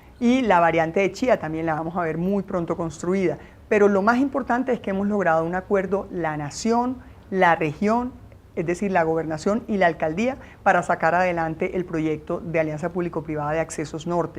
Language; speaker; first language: Spanish; native; Spanish